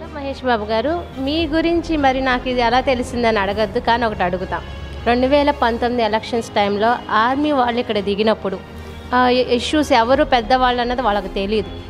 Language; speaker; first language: Telugu; native; Telugu